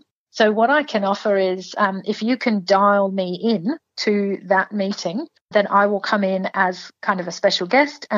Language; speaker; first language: English; native; English